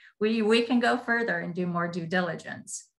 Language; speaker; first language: English; native; English